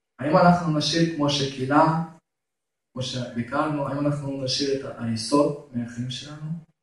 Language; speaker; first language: Hebrew; non-native, fluent; Russian